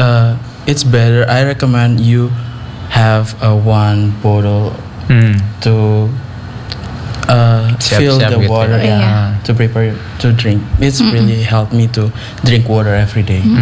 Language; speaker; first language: English; non-native, learner; Indonesian